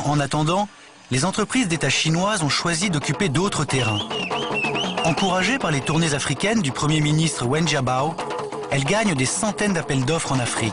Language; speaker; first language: French; native; French